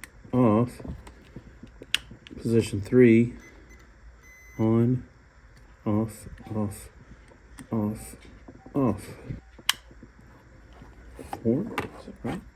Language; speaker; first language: English; native; English